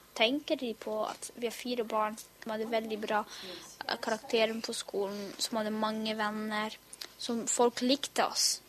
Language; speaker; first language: Norwegian; early bilingual, other home language; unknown